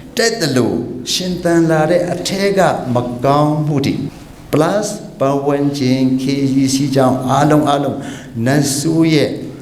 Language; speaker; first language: Burmese; non-native, local second language; Hakha Chin